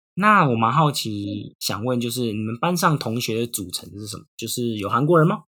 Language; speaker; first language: Chinese; native; Chinese